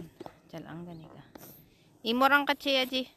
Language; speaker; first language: Korean; non-native, learner; Filipino